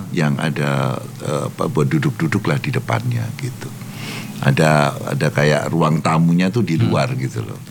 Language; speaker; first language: Indonesian; native; Indonesian